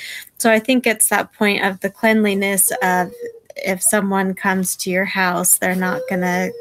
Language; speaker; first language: English; native; English